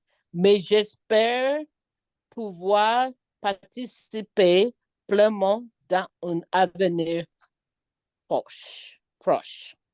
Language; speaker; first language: French; non-native, learner; Akan